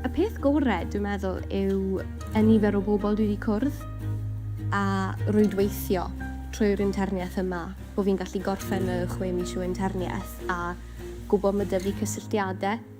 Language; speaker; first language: Welsh; native; Welsh